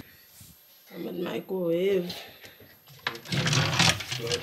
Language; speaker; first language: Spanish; non-native, learner; Haitian Creole